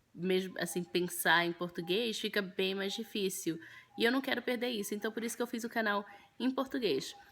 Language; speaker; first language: Portuguese; early bilingual, other home language; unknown